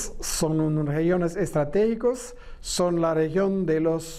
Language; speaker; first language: Spanish; non-native, fluent; French